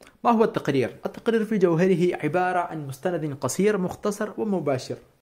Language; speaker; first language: Arabic; non-native, fluent; Malayalam